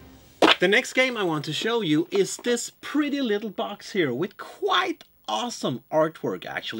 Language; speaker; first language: English; non-native, fluent; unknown